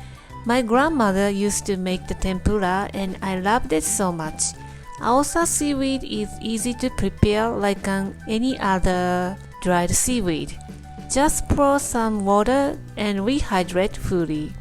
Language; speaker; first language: English; non-native, fluent; Japanese